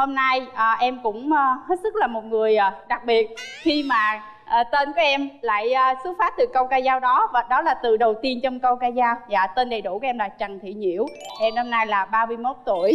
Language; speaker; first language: Vietnamese; native; Vietnamese